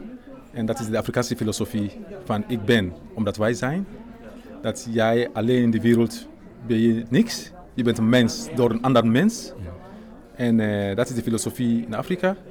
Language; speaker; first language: Dutch; non-native, fluent; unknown